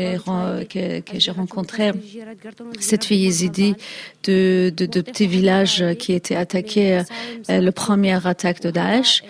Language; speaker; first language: French; non-native, fluent; Kurdish